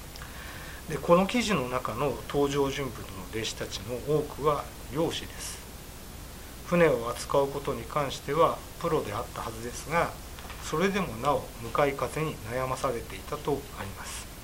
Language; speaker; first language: Japanese; native; Japanese